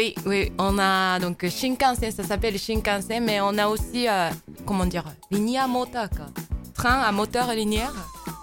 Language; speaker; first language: French; non-native, fluent; Japanese